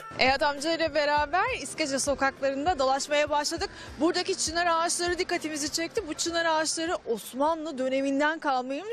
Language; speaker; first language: Turkish; native; Turkish